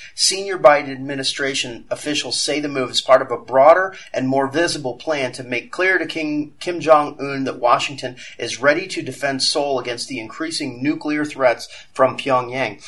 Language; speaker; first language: English; native; English